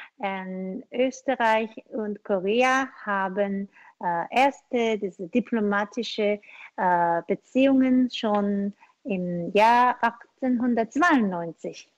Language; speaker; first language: German; non-native, learner; Korean